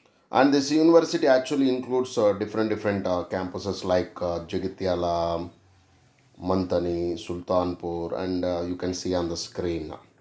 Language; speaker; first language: English; non-native, local second language; Telugu